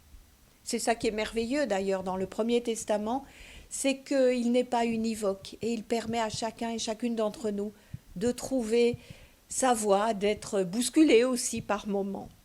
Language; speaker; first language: French; native; French